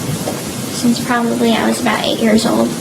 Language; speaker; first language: English; native; English